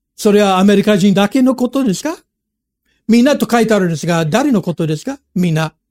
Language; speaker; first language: Japanese; non-native, fluent; English